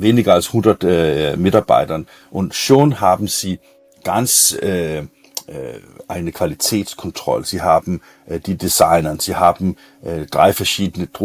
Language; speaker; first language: German; non-native, learner; Danish